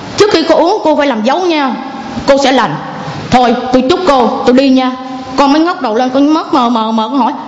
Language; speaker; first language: Vietnamese; non-native, local second language; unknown